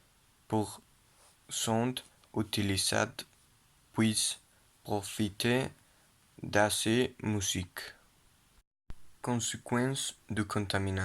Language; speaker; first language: French; non-native, learner; Spanish